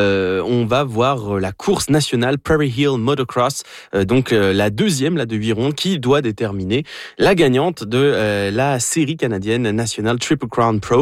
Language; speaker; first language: French; native; French